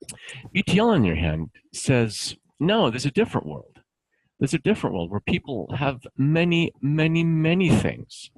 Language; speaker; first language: English; native; English